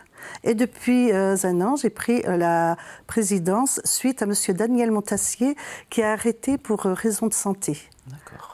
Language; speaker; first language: French; native; French